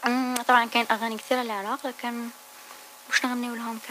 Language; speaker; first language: Arabic; native; Arabic